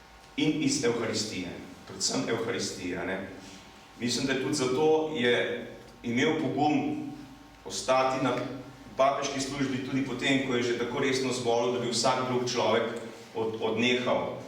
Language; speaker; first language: Slovenian; native; Slovenian